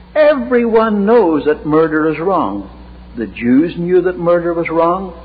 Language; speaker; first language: English; native; English